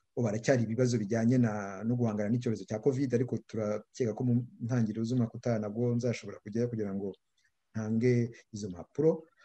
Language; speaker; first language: Kinyarwanda; native; Kinyarwanda